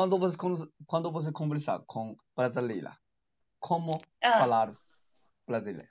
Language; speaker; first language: Portuguese; non-native, learner; Chinese